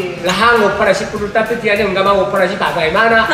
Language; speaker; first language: Indonesian; non-native, learner; Korean